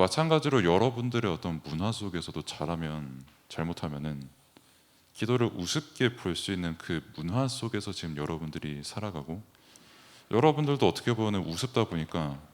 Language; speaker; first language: Korean; native; Korean